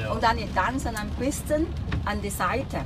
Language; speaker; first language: German; non-native, learner; Cantonese